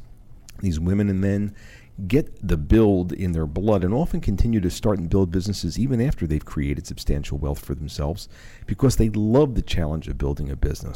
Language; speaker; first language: English; native; English